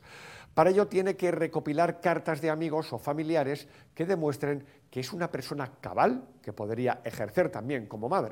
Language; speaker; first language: Spanish; native; Spanish